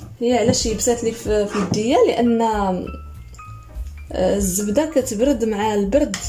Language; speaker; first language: Arabic; native; Arabic